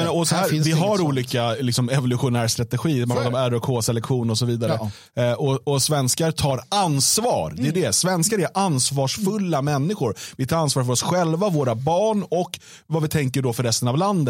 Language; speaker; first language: Swedish; native; Swedish